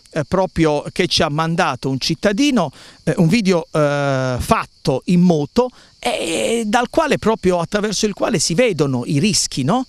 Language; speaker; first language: Italian; native; Italian